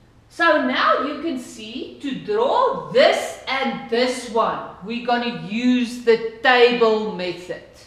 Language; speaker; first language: English; non-native, local second language; Afrikaans